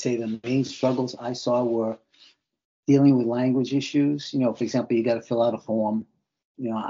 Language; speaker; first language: English; native; English